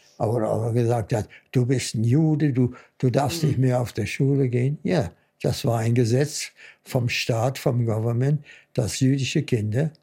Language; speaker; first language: German; native; German